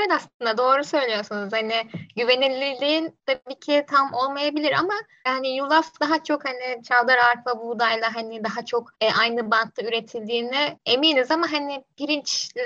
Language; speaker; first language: Turkish; native; Turkish